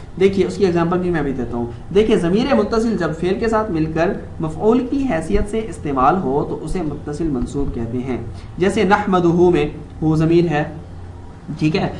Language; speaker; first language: Urdu; native; Urdu